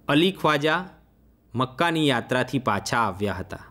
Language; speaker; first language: Hindi; non-native, local second language; Gujarati